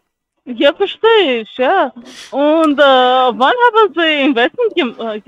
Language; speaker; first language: German; non-native, learner; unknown